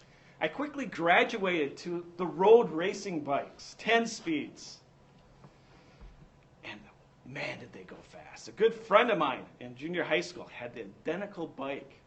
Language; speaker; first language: English; native; English